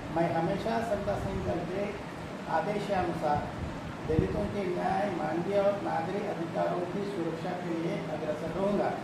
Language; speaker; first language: Hindi; non-native, local second language; Marathi